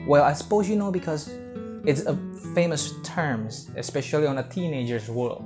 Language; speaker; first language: English; non-native, fluent; Indonesian